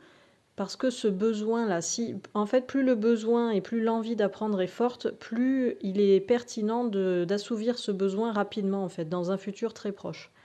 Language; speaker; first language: French; native; French